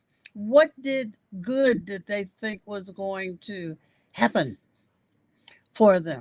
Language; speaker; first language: English; native; English